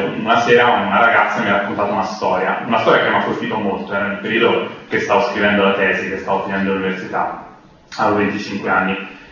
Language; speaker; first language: Italian; native; Italian